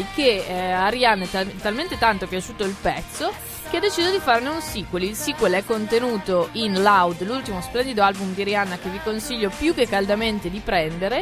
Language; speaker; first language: Italian; native; Italian